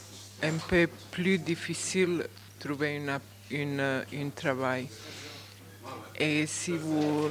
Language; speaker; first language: French; non-native, learner; Bosnian